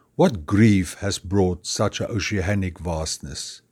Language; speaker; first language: English; non-native, local second language; Afrikaans